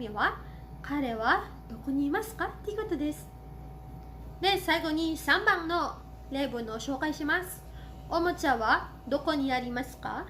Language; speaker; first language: Japanese; non-native, fluent; Cebuano